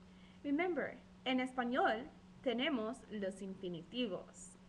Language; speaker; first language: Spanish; non-native, fluent; English